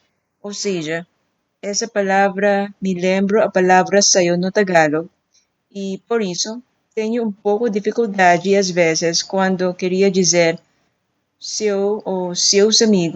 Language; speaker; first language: Portuguese; non-native, fluent; Filipino